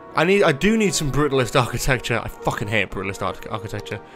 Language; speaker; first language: English; native; English